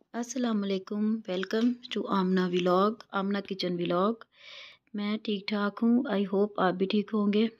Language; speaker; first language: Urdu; non-native, local second language; Punjabi